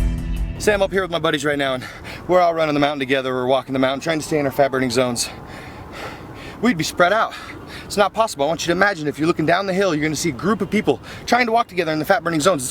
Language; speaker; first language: English; native; English